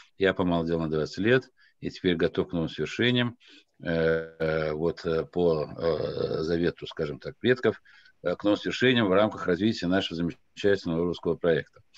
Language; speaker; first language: Russian; non-native, local second language; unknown